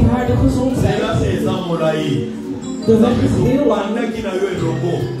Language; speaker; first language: Dutch; non-native, fluent; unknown